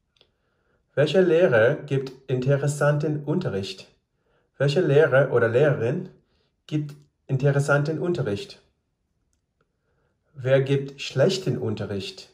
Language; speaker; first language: German; non-native, fluent; English